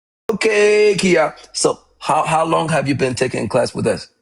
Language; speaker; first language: English; non-native, fluent; Amharic